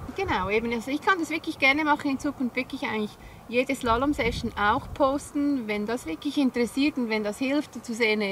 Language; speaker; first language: German; native; German